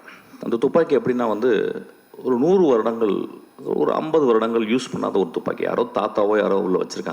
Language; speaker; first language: Tamil; native; Tamil